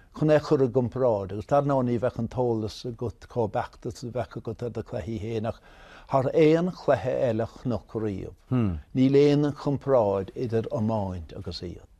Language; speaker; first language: Irish; native; Irish